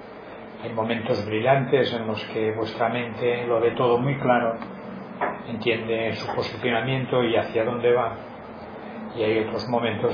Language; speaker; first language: Spanish; native; Spanish